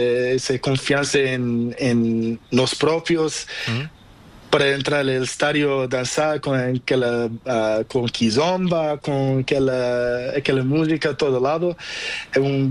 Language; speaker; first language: Spanish; non-native, learner; Portuguese